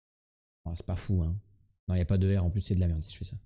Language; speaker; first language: French; native; French